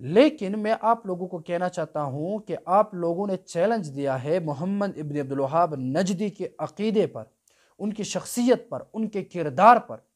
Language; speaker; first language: Urdu; non-native, local second language; Pashto